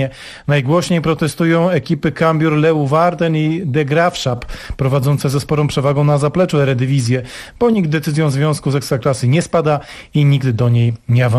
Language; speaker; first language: Polish; native; Polish